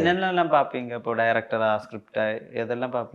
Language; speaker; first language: Tamil; non-native, learner; Malayalam